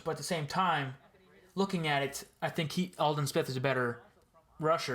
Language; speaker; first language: English; native; English